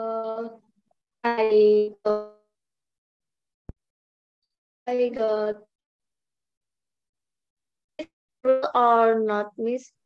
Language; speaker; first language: English; non-native, learner; Indonesian